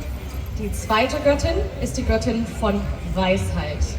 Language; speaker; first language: German; non-native, fluent; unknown